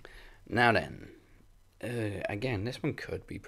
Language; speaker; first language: English; native; English